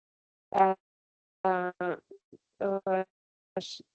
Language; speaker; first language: Portuguese; non-native, learner; Spanish